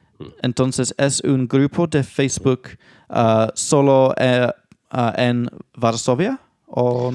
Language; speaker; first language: Spanish; non-native, learner; English